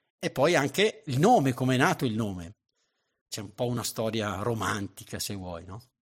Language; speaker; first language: Italian; native; Italian